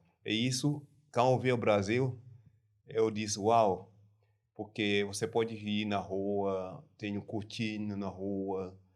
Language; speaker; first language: Portuguese; non-native, learner; French